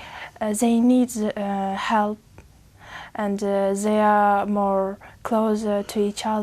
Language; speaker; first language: English; non-native, learner; Uzbek